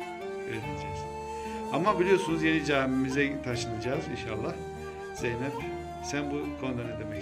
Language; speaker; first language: Turkish; early bilingual, heritage; Turkish